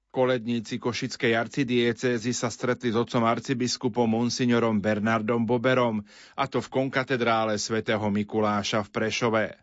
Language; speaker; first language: Slovak; native; Slovak